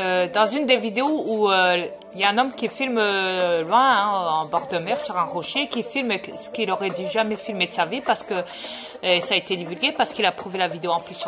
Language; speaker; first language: French; native; French